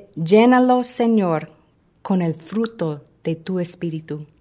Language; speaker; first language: Spanish; non-native, fluent; English